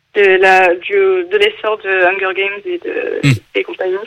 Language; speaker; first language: French; non-native, fluent; English